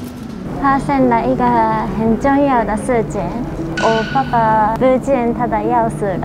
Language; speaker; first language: Chinese; non-native, fluent; Japanese